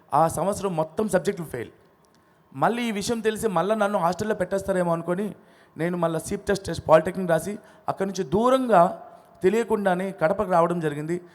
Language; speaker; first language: Telugu; non-native, local second language; Odia